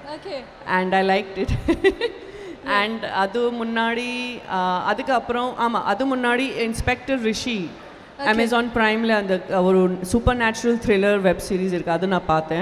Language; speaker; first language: Tamil; non-native, local second language; Gujarati